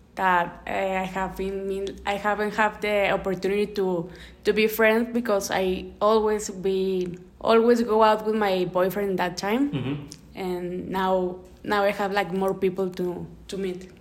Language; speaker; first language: English; non-native, learner; Spanish